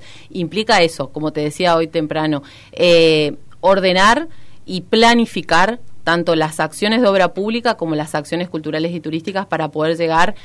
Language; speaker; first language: Spanish; native; Spanish